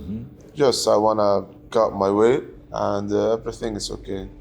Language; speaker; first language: English; non-native, learner; Arabic